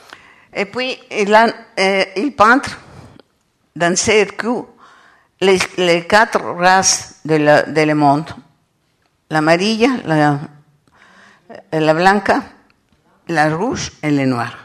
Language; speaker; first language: French; non-native, learner; Spanish